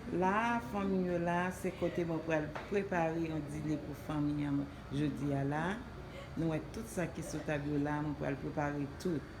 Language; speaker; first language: French; non-native, local second language; Haitian Creole